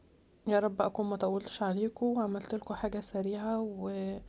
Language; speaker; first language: Arabic; native; Arabic